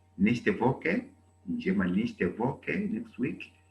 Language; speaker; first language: German; non-native, learner; Bemba